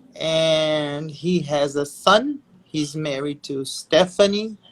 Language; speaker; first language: English; non-native, fluent; Portuguese